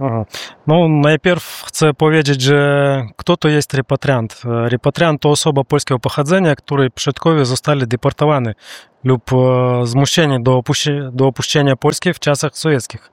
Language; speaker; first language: Polish; non-native, learner; Russian